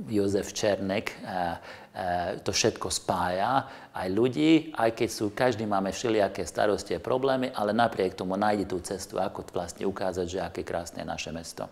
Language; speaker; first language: Slovak; non-native, local second language; Hungarian